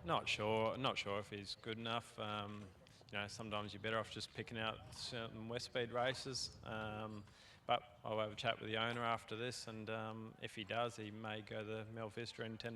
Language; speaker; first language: English; native; English